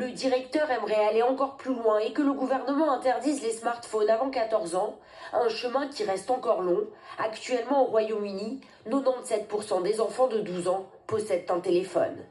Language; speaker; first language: French; native; French